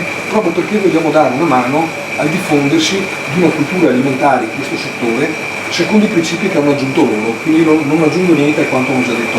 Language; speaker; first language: Italian; native; Italian